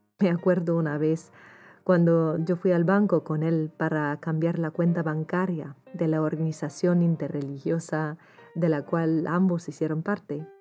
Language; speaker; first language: Spanish; non-native, fluent; English